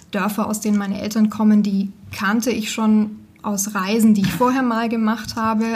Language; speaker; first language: German; native; German